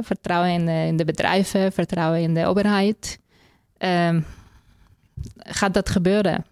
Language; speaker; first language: Dutch; non-native, fluent; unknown